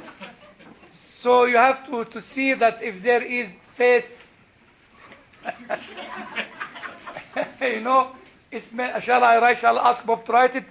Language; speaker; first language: English; non-native, fluent; Arabic